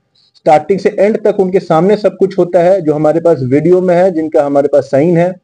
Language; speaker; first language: Hindi; non-native, local second language; Marathi